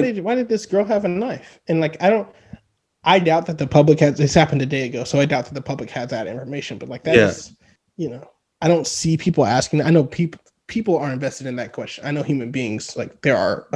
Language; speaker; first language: English; native; English